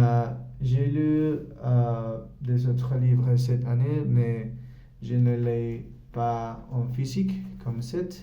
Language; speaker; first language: French; non-native, learner; Spanish